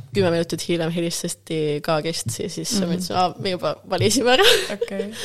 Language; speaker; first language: Estonian; non-native, local second language; Russian